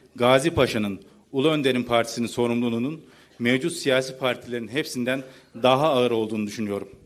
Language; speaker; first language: Turkish; native; Turkish